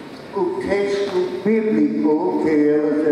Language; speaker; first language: Portuguese; non-native, fluent; English